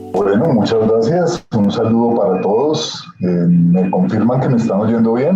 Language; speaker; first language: Spanish; native; Spanish